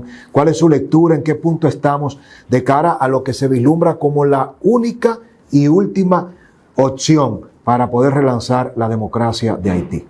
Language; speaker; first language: Spanish; native; Spanish